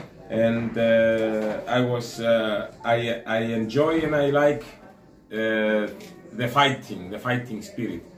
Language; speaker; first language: English; non-native, learner; Greek